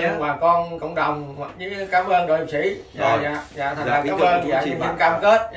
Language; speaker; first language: Vietnamese; native; Vietnamese